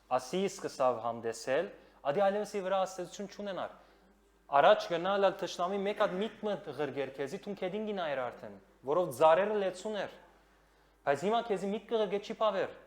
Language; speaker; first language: Armenian; early bilingual, heritage; Armenian